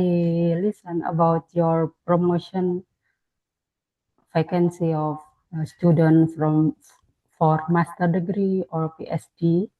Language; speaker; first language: English; non-native, fluent; Indonesian